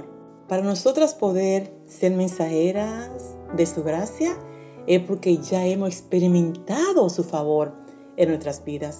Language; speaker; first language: Spanish; native; Spanish